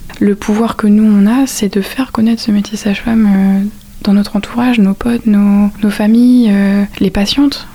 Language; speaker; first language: French; native; French